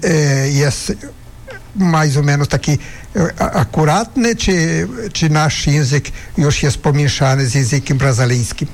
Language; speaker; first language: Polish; early bilingual, heritage; Polish